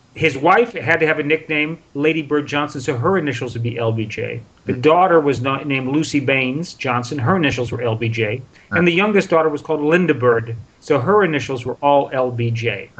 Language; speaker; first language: English; native; English